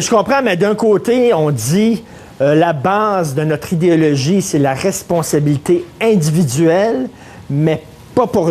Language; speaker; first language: French; native; French